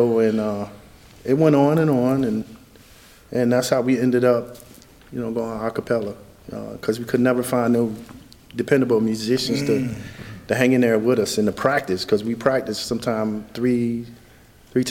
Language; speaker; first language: English; native; English